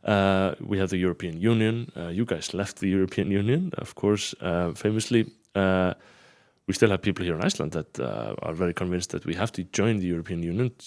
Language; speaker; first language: English; non-native, fluent; Icelandic